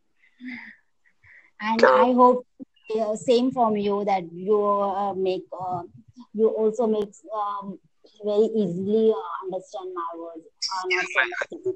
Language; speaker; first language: English; non-native, local second language; Hindi